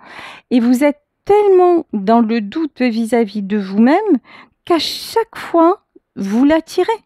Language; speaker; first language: French; native; French